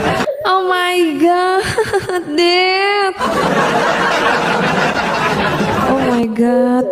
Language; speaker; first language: English; non-native, learner; Indonesian